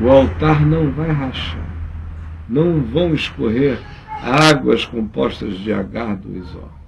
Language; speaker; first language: Portuguese; native; Portuguese